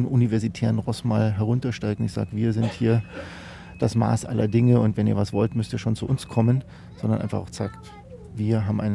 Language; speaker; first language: German; native; German